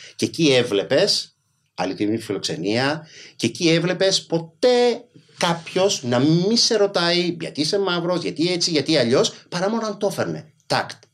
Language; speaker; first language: Greek; early bilingual, other home language; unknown